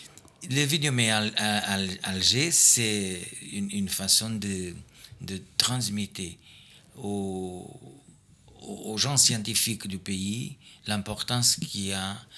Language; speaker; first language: French; non-native, fluent; Portuguese